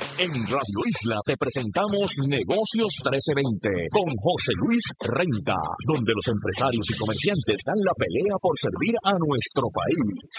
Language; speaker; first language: Spanish; native; Spanish